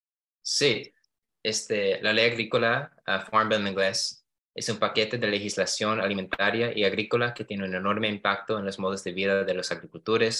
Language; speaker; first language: Spanish; early bilingual, heritage; Spanish